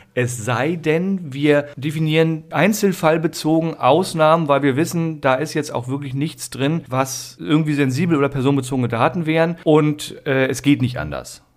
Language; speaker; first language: German; native; German